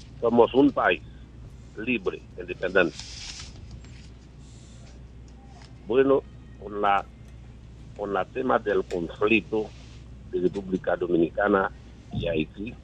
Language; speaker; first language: Spanish; non-native, learner; Haitian Creole